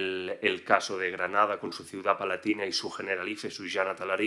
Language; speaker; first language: Spanish; native; Spanish